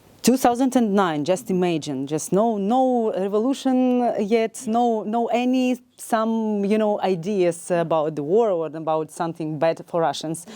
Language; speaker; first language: English; non-native, learner; Ukrainian